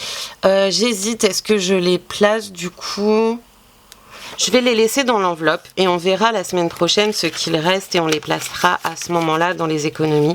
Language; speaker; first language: French; native; French